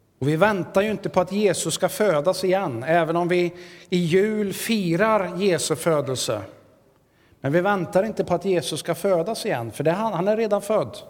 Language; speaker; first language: Swedish; native; Swedish